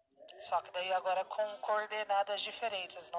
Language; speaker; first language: Portuguese; native; Portuguese